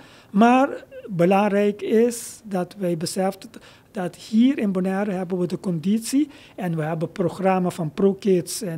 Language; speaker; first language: Dutch; non-native, local second language; Papiamento